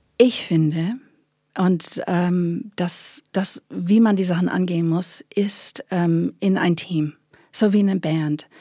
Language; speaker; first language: German; non-native, fluent; English